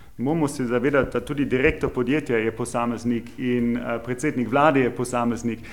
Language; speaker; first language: Slovenian; non-native, fluent; German